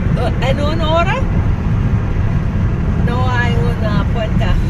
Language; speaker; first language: Spanish; non-native, learner; English